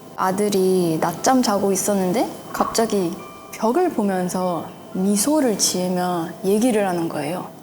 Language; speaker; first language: Korean; non-native, fluent; Chinese